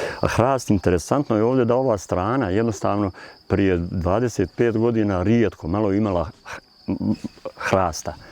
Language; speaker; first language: Bosnian; native; Bosnian